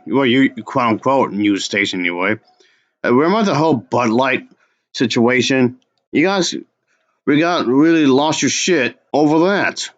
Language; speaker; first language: English; native; English